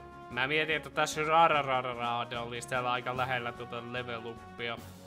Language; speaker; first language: Finnish; native; Finnish